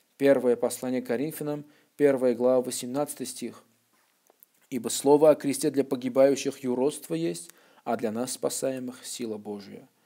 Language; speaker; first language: Russian; non-native, local second language; Armenian